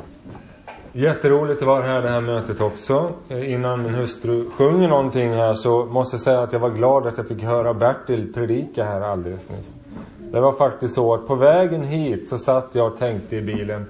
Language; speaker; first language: Swedish; native; Swedish